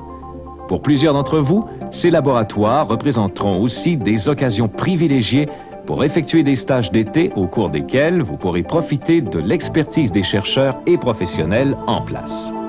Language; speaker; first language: French; native; French